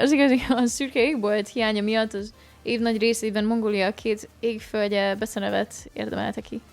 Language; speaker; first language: Hungarian; early bilingual, other home language; English